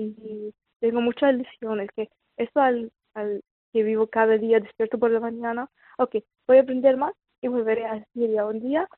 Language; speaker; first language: Spanish; non-native, fluent; Arabic